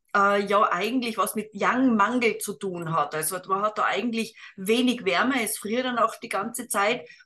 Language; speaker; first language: German; native; German